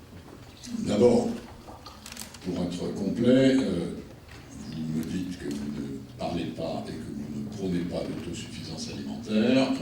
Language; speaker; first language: French; native; French